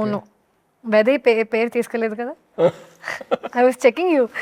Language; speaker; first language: Telugu; non-native, learner; Hindi